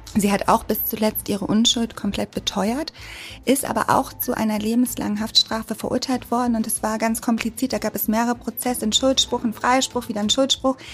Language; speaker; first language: German; native; German